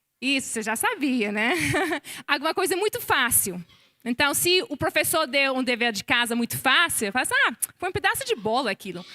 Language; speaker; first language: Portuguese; non-native, fluent; English